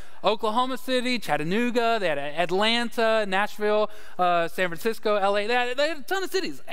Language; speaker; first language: English; native; English